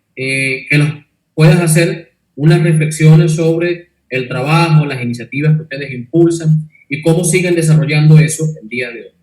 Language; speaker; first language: Spanish; native; Spanish